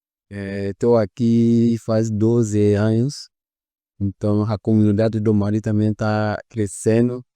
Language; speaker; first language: Portuguese; non-native, fluent; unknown